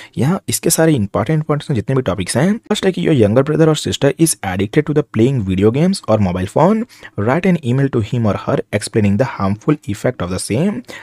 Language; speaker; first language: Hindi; non-native, local second language; Gujarati